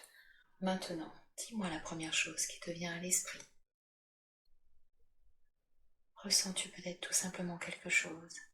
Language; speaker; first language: French; native; French